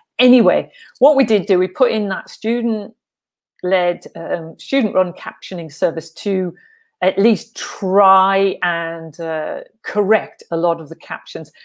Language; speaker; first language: English; native; English